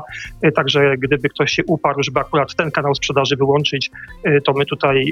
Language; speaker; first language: Polish; native; Polish